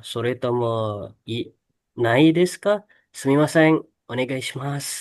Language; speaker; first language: Japanese; non-native, learner; Indonesian